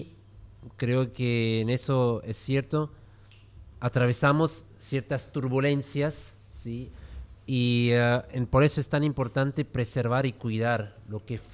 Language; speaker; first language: Spanish; non-native, fluent; German